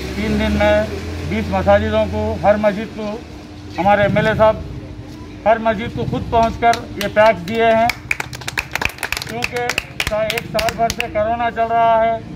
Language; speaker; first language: Hindi; non-native, local second language; Urdu